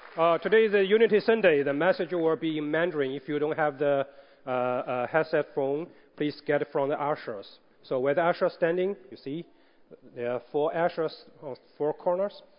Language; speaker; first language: English; non-native, fluent; Chinese